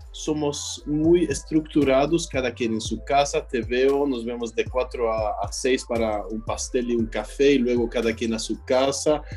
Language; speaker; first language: Spanish; non-native, fluent; French